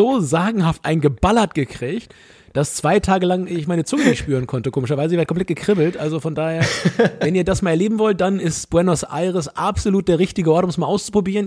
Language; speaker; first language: German; native; German